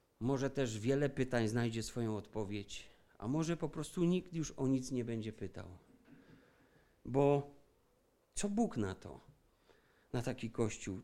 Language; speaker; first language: Polish; native; Polish